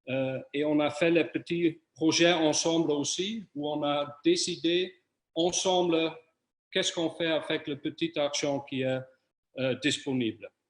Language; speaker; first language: French; non-native, fluent; Dutch